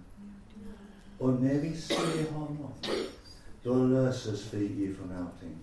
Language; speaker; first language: Swedish; non-native, fluent; English